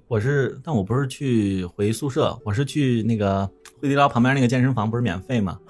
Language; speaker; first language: Chinese; native; Chinese